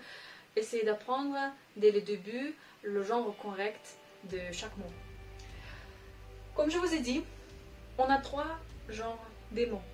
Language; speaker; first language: French; non-native, fluent; Russian